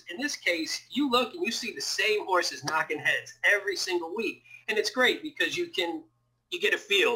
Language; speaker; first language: English; native; English